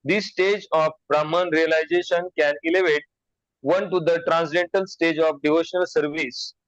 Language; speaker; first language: English; non-native, local second language; Marathi